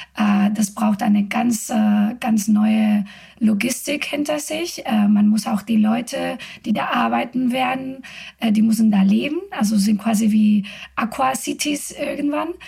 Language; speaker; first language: German; non-native, fluent; Spanish